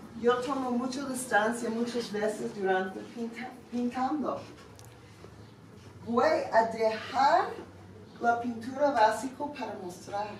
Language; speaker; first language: Spanish; non-native, learner; English